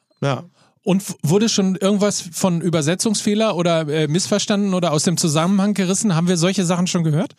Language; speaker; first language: German; native; German